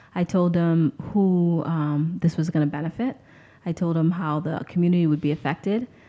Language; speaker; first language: English; native; English